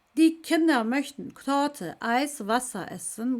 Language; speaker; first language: German; non-native, fluent; Turkish